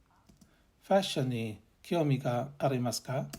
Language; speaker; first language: Japanese; non-native, learner; English